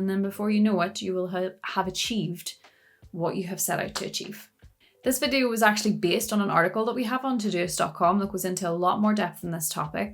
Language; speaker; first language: English; native; English